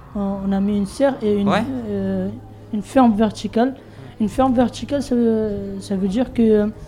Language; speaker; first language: French; non-native, fluent; Bangla